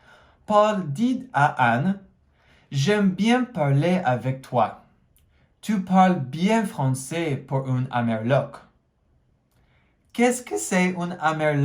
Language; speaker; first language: French; non-native, fluent; English